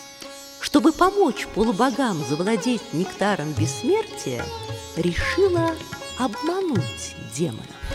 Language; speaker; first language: Russian; native; Russian